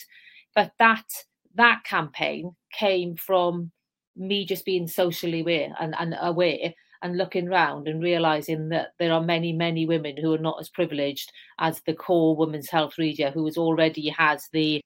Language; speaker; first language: English; native; English